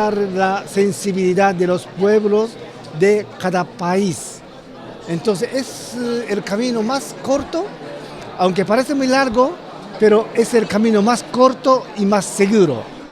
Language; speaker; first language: Spanish; non-native, fluent; Japanese